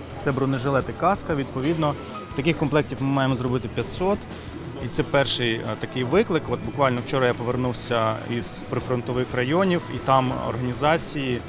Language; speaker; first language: Ukrainian; native; Ukrainian